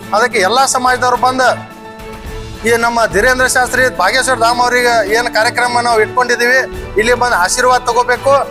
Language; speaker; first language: Kannada; non-native, local second language; Lambadi